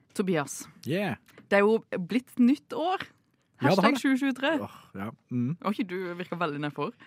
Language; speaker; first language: Norwegian; native; Norwegian